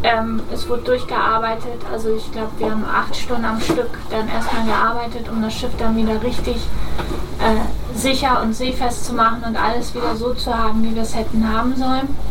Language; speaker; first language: German; native; German